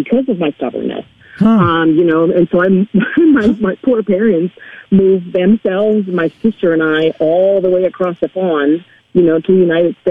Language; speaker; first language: English; non-native, fluent; Spanish